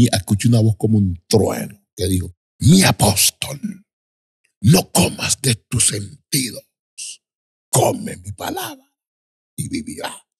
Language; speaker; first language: Spanish; native; Spanish